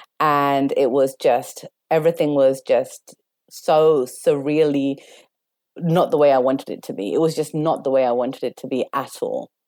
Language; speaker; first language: English; native; English